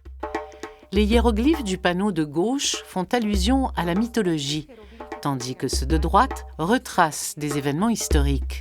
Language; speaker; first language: French; native; French